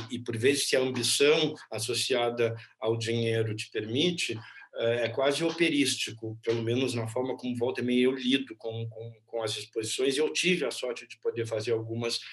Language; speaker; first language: Portuguese; native; Portuguese